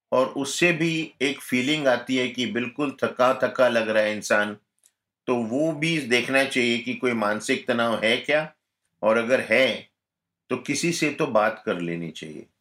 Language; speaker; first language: Hindi; non-native, local second language; Gujarati